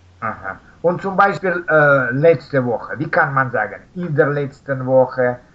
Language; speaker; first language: German; non-native, learner; Russian